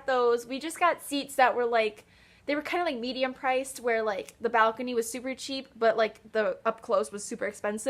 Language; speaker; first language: English; native; English